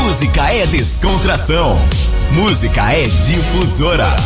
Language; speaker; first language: Portuguese; native; Portuguese